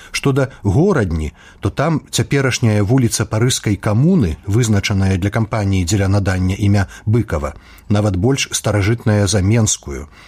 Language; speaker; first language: Belarusian; native; Belarusian